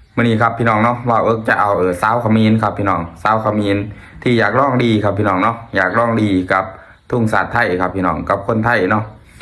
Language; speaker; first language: Thai; native; Thai